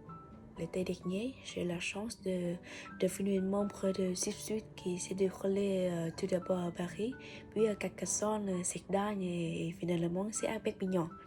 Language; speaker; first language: French; non-native, fluent; Vietnamese